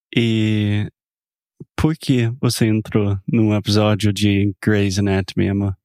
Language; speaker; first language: Portuguese; non-native, fluent; English